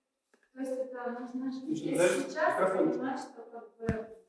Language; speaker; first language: Russian; native; Russian